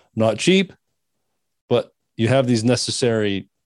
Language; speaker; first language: English; native; English